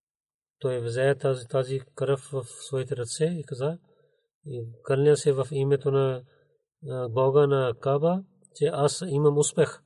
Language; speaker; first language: Bulgarian; non-native, fluent; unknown